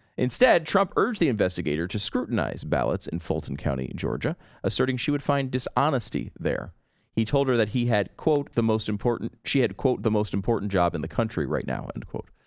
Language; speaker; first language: English; native; English